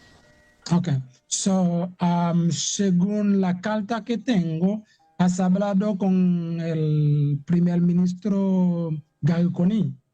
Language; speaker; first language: Spanish; non-native, fluent; Haitian Creole